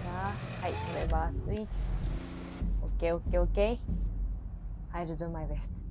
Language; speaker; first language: English; non-native, learner; Japanese